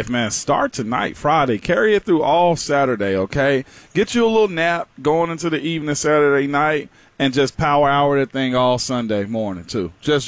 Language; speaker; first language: English; native; English